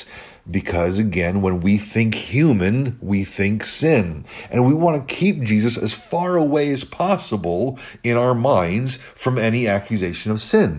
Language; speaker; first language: English; native; English